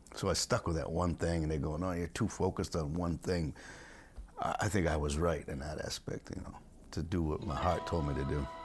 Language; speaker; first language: English; native; English